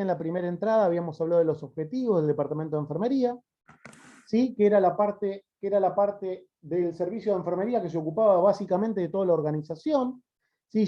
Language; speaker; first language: Spanish; native; Spanish